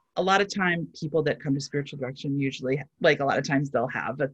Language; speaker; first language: English; native; English